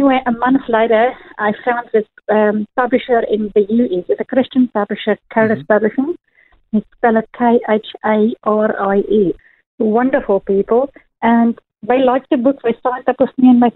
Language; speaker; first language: English; non-native, local second language; Afrikaans